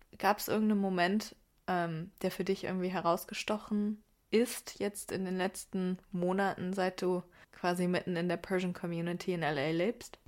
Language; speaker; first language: German; early bilingual, other home language; Persian